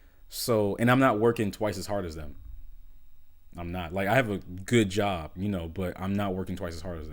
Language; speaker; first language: English; native; English